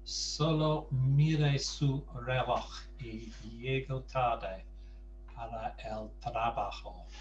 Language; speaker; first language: Spanish; non-native, fluent; English